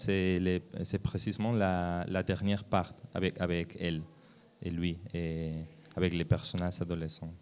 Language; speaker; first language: French; non-native, learner; Spanish